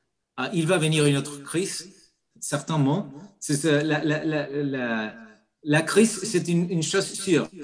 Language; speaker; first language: French; non-native, fluent; Spanish